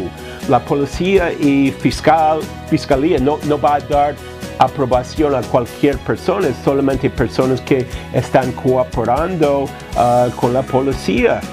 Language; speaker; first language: Spanish; non-native, fluent; English